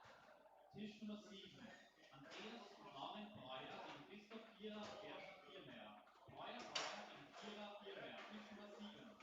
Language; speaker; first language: German; native; German